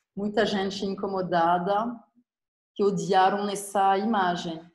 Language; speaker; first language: Portuguese; non-native, fluent; French